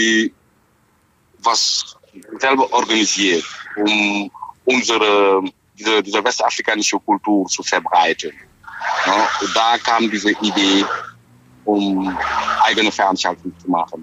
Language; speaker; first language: German; non-native, fluent; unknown